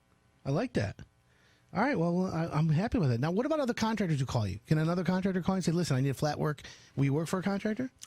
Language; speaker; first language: English; native; English